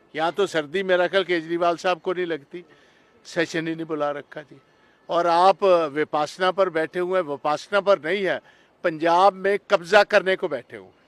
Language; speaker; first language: Hindi; non-native, local second language; Punjabi